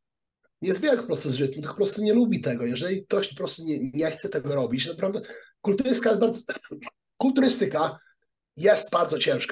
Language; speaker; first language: Polish; early bilingual, heritage; Polish